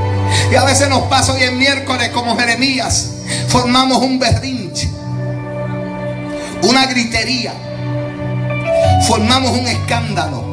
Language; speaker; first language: Spanish; native; Spanish